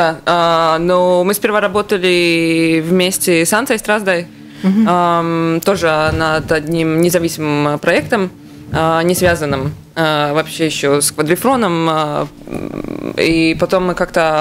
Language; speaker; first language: Russian; native; Russian